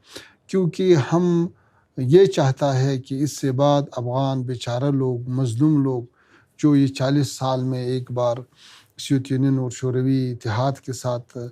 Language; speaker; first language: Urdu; non-native, learner; Pashto